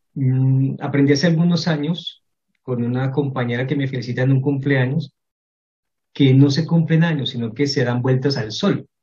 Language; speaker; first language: Spanish; native; Spanish